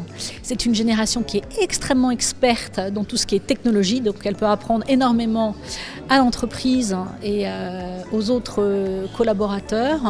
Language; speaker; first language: French; native; French